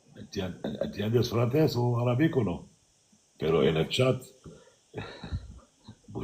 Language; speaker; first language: Spanish; non-native, learner; Arabic